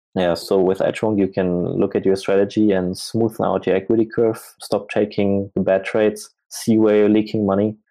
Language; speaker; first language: English; non-native, fluent; German